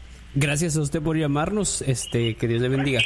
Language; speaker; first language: Spanish; native; Spanish